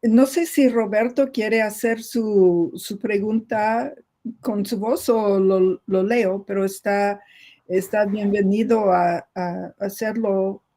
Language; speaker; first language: Spanish; non-native, fluent; English